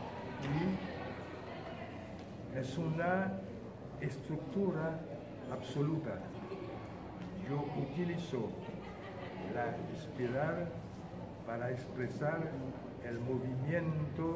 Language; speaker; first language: Spanish; non-native, fluent; Haitian Creole